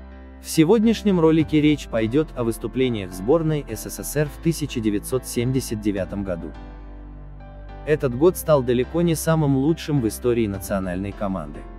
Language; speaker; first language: Russian; native; Russian